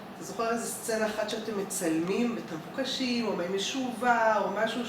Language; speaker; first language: Hebrew; native; Hebrew